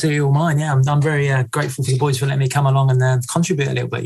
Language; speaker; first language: English; native; English